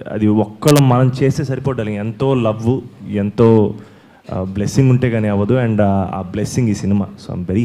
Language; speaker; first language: Telugu; native; Telugu